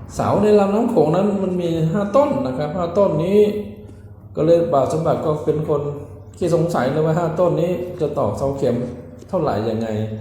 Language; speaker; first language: Thai; native; Thai